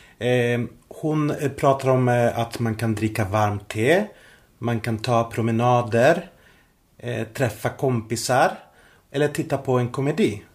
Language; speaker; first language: Swedish; non-native, fluent; Spanish